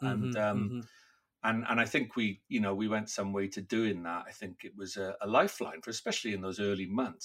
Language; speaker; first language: English; non-native, local second language; Welsh